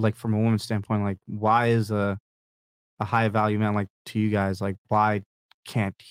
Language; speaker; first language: English; native; English